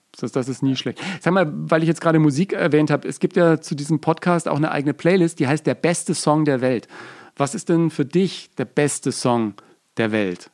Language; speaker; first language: German; native; German